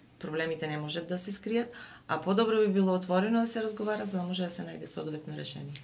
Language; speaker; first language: Macedonian; native; Macedonian